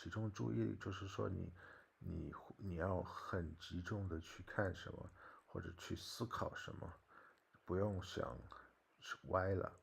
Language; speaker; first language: Chinese; non-native, fluent; English